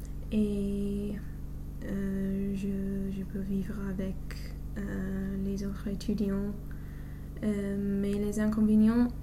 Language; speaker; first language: French; non-native, fluent; English